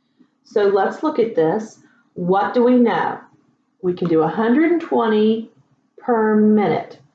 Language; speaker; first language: English; native; English